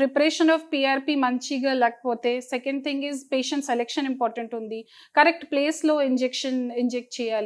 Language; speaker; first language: Telugu; non-native, learner; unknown